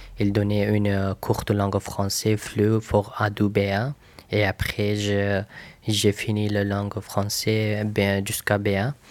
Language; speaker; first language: French; non-native, learner; Persian